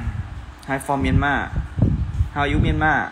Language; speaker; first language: English; non-native, learner; Thai